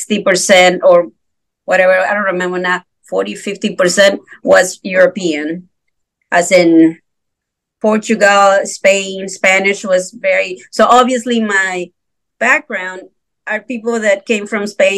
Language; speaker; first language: English; non-native, fluent; Spanish